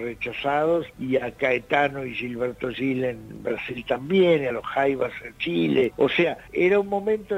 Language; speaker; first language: Spanish; native; Spanish